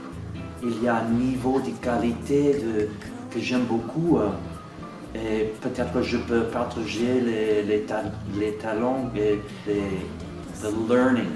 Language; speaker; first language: French; non-native, fluent; English